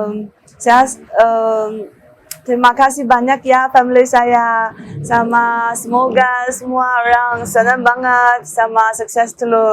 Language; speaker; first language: Indonesian; non-native, learner; Chinese